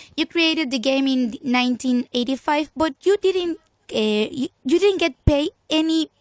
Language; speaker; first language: English; non-native, fluent; Spanish